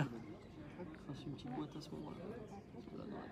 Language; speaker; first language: French; native; French